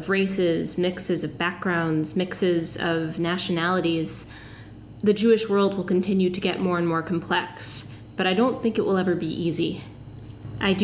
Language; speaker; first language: English; native; English